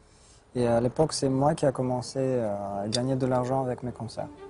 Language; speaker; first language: French; non-native, fluent; Russian